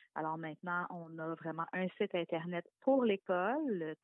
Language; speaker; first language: French; native; French